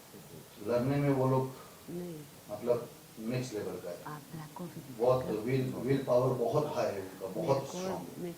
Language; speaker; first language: Hindi; non-native, fluent; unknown